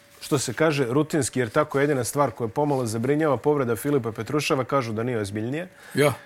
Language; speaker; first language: Bosnian; native; Bosnian